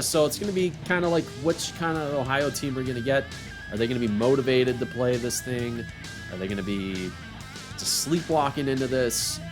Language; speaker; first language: English; native; English